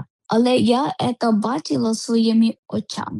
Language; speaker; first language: Ukrainian; non-native, learner; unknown